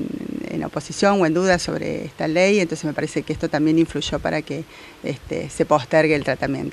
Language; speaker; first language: Spanish; native; Spanish